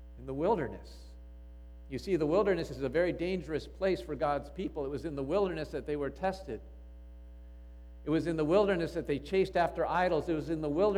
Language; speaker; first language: English; native; English